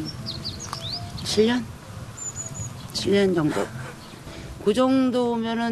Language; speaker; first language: Korean; native; Korean